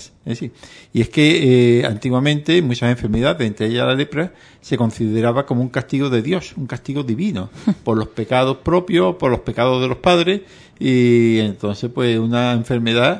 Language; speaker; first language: Spanish; native; Spanish